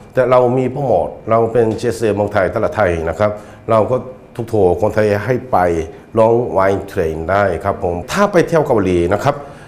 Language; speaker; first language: Thai; non-native, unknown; Korean